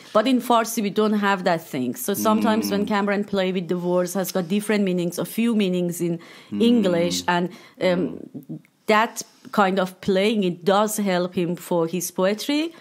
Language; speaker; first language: English; non-native, fluent; Persian